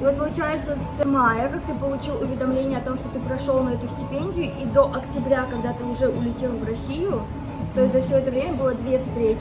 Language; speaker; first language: Russian; native; Russian